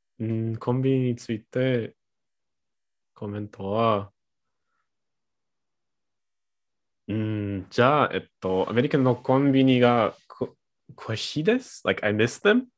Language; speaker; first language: Japanese; non-native, learner; German